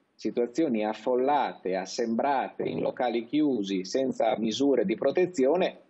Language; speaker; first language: Italian; native; Italian